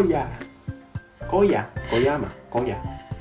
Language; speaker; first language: Portuguese; non-native, learner; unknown